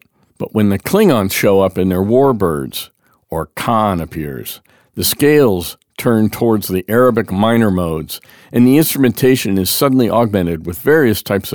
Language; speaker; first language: English; native; English